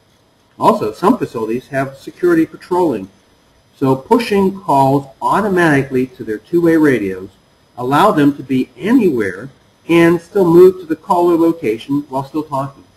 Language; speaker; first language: English; native; English